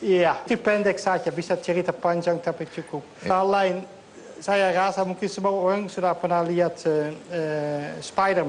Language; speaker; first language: Indonesian; non-native, fluent; Dutch